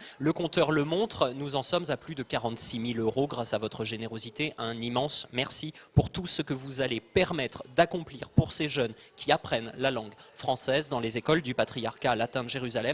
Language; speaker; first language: French; native; French